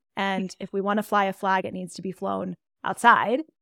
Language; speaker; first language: English; native; English